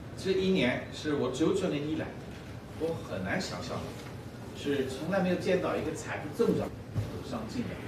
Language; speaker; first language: Chinese; non-native, fluent; English